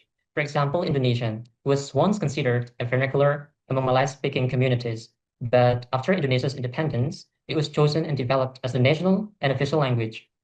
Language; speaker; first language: English; non-native, learner; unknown